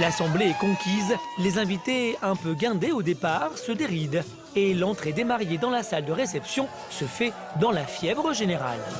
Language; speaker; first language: French; native; French